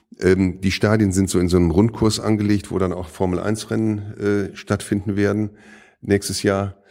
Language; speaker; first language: German; native; German